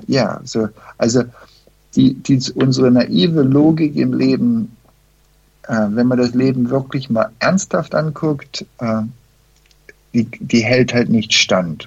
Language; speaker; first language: German; early bilingual, heritage; German